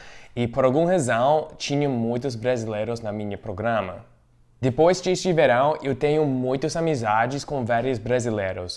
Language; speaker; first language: Portuguese; non-native, fluent; English